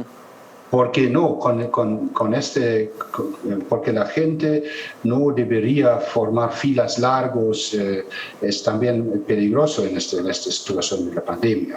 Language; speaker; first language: Spanish; non-native, fluent; German